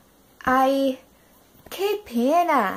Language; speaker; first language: Spanish; non-native, learner; English